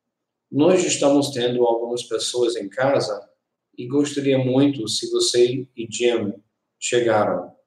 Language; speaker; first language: Portuguese; non-native, learner; English